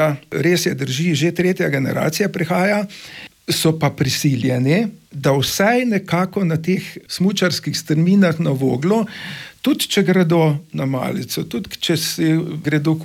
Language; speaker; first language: Slovenian; native; Slovenian